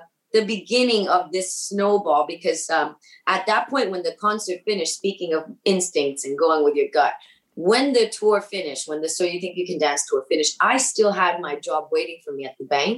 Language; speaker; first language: English; early bilingual, other home language; Spanish